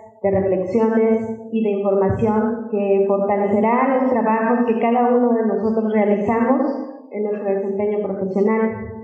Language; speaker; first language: Spanish; native; Spanish